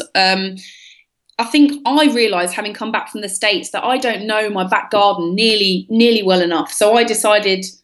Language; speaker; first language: English; native; English